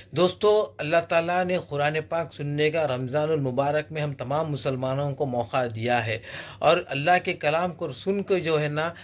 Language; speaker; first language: Urdu; native; Urdu